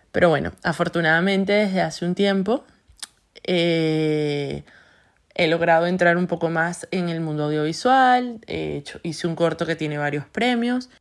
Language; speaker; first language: Spanish; native; Spanish